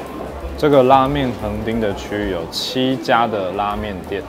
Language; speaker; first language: Chinese; native; Chinese